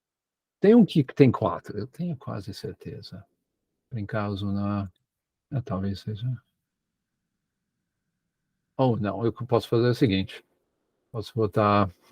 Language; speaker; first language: Portuguese; non-native, fluent; English